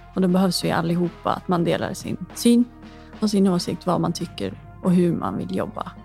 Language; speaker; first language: Swedish; native; Swedish